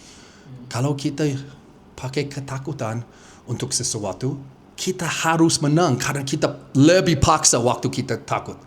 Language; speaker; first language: Indonesian; non-native, fluent; English